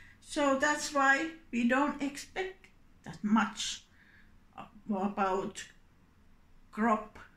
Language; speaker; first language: English; non-native, learner; Finnish